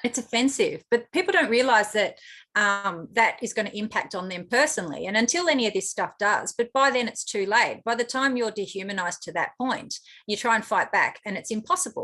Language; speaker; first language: English; native; English